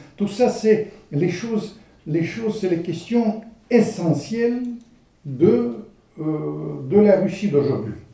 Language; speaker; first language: French; non-native, fluent; Russian